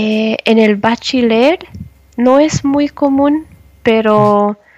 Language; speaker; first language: Spanish; non-native, learner; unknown